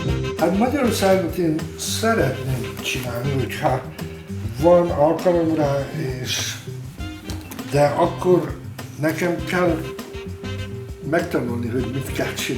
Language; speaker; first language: Hungarian; early bilingual, heritage; Hungarian